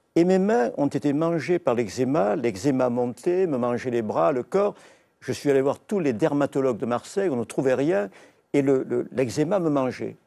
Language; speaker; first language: French; native; French